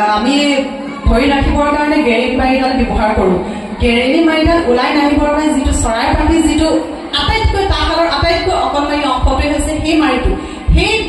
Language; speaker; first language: Assamese; native; Assamese